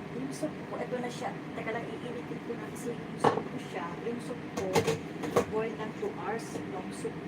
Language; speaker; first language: Filipino; non-native, local second language; Iloko